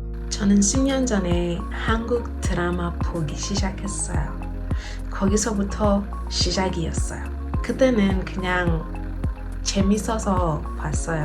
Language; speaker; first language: Korean; non-native, learner; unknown